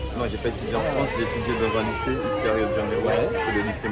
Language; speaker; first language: French; non-native, fluent; Portuguese